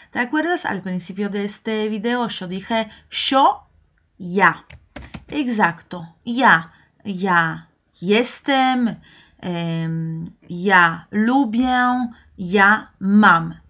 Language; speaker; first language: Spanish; non-native, fluent; Polish